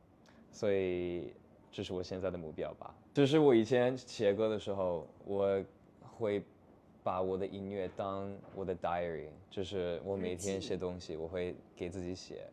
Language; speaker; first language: Chinese; non-native, fluent; English